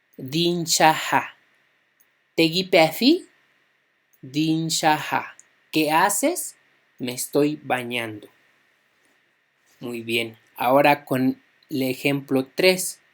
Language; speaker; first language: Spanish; non-native, local second language; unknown